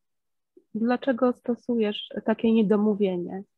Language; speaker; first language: Polish; native; Polish